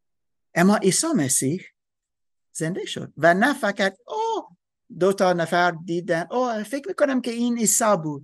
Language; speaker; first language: Persian; non-native, fluent; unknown